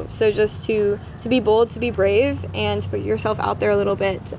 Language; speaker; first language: English; native; English